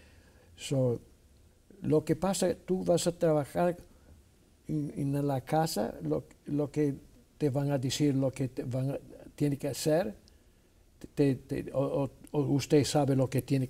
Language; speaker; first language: Spanish; non-native, learner; English